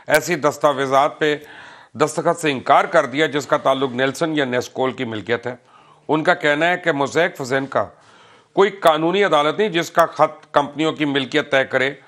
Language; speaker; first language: Urdu; native; Urdu